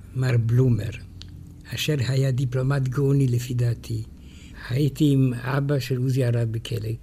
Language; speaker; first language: Hebrew; non-native, fluent; French